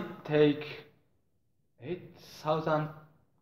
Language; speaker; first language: English; non-native, learner; Japanese